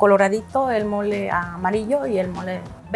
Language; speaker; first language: Spanish; native; Spanish